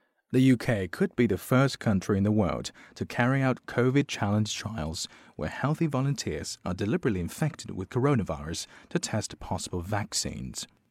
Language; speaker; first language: English; non-native, fluent; Chinese